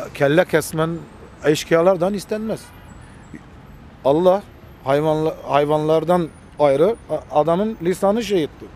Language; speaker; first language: Turkish; early bilingual, heritage; Armenian